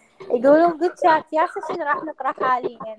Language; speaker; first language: Arabic; native; Arabic